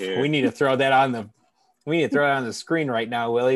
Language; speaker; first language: English; native; English